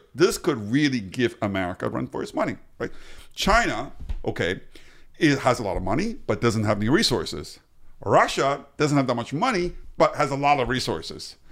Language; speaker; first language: English; early bilingual, other home language; Chinese